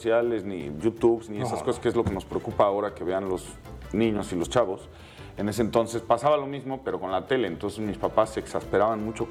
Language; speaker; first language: Spanish; native; Spanish